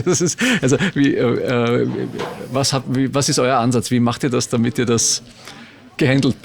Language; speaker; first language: German; native; German